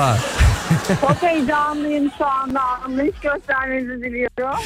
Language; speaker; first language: Turkish; early bilingual, other home language; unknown